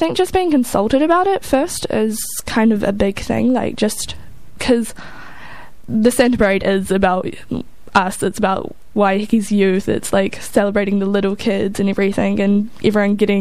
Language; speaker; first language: English; native; English